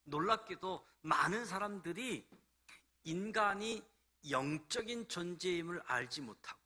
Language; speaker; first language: Korean; native; Korean